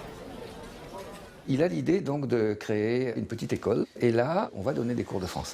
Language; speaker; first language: French; native; French